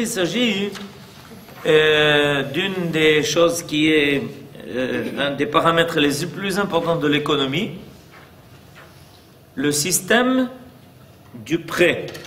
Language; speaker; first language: French; native; French